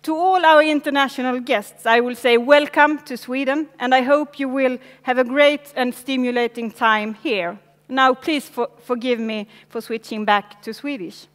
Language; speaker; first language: English; non-native, fluent; Swedish